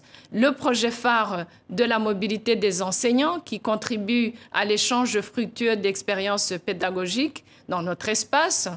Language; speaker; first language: French; non-native, local second language; Kinyarwanda